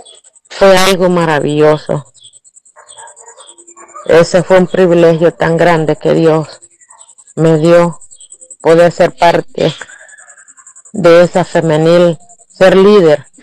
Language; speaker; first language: Spanish; native; Spanish